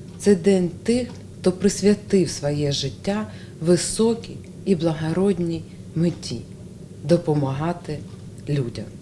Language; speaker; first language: Ukrainian; non-native, local second language; Russian